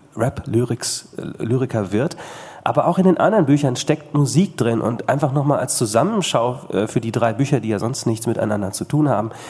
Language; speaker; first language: German; native; German